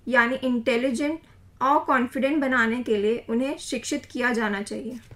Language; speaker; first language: Hindi; native; Hindi